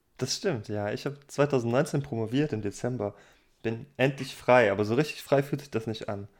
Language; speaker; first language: German; native; German